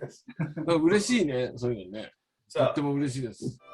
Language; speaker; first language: Japanese; native; Japanese